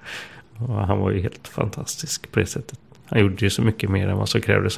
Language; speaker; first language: Swedish; native; Swedish